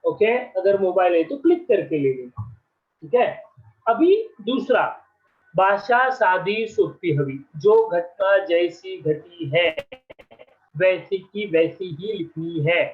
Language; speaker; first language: Hindi; non-native, local second language; Marathi